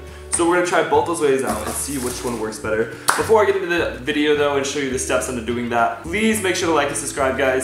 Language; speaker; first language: English; native; English